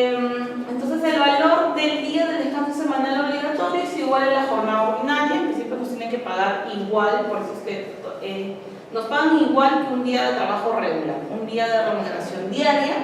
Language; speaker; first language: Spanish; native; Spanish